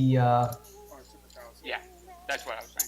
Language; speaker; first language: English; native; English